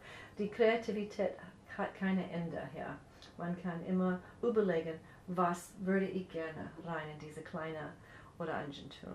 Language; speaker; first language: German; non-native, fluent; English